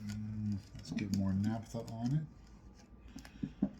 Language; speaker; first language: English; native; English